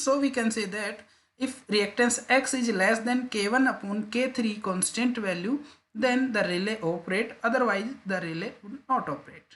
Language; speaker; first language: English; non-native, local second language; Hindi